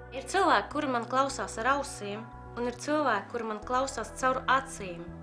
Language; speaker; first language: Latvian; early bilingual, other home language; Russian